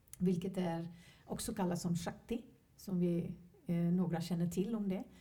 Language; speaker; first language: Swedish; non-native, fluent; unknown